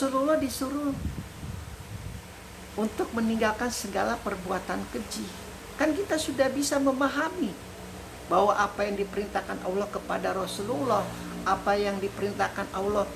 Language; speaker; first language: Indonesian; native; Indonesian